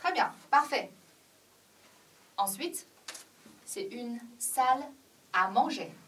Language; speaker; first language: French; non-native, fluent; Chinese